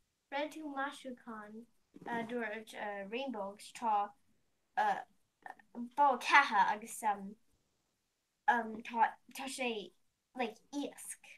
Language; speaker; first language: Irish; non-native, learner; English